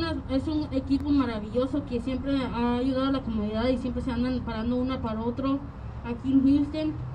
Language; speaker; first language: Spanish; early bilingual, heritage; Spanish